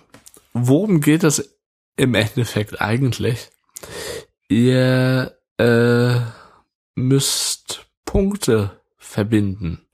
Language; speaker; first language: German; native; German